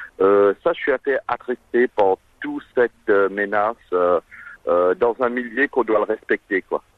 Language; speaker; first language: French; non-native, local second language; Morisyen